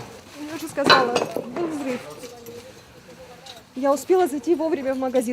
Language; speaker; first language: Russian; native; Russian